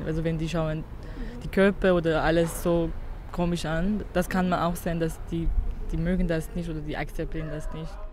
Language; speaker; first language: German; non-native, fluent; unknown